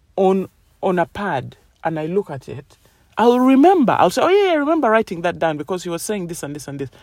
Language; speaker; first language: English; non-native, local second language; Ganda